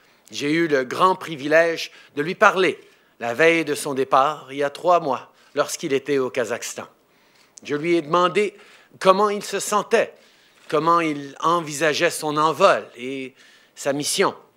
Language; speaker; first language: French; early bilingual, heritage; French